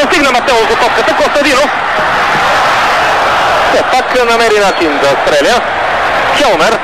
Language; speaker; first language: Bulgarian; native; Bulgarian